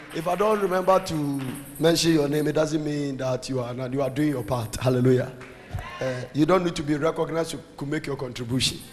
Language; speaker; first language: English; non-native, local second language; Akan